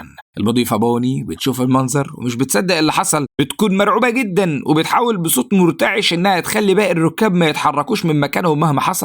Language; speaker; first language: Arabic; native; Arabic